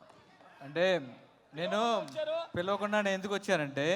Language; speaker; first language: Telugu; native; Telugu